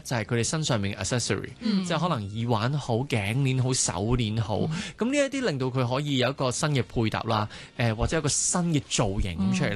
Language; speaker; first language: Cantonese; native; Cantonese